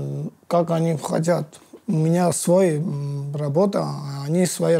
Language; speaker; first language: Russian; non-native, learner; Georgian